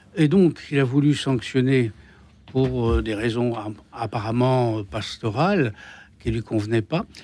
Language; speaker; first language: French; native; French